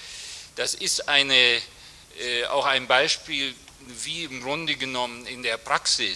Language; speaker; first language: German; native; German